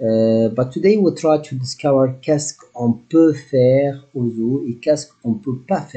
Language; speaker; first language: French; non-native, fluent; Arabic